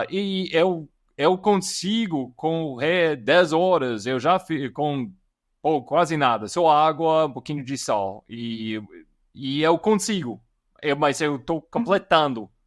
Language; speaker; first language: Portuguese; non-native, fluent; English